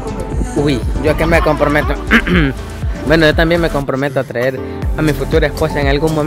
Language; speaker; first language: Spanish; native; Spanish